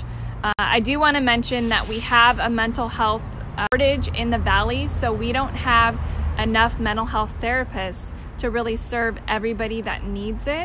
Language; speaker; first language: English; native; English